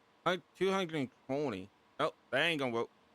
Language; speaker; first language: English; native; English